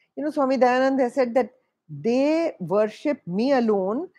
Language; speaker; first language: English; non-native, local second language; Hindi